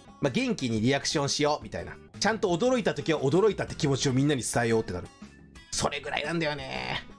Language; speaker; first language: Japanese; native; Japanese